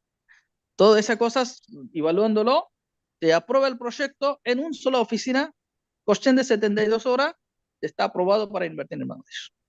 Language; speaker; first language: Spanish; non-native, learner; Bangla